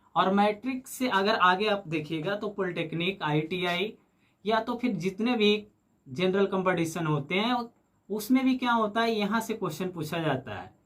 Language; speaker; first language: Hindi; native; Hindi